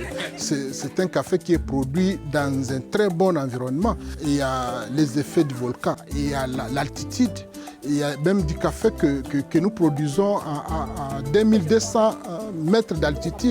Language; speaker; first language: French; non-native, local second language; Rundi